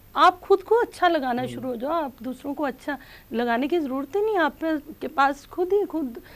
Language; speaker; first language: Hindi; native; Hindi